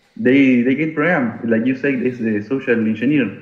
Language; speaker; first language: English; non-native, learner; Spanish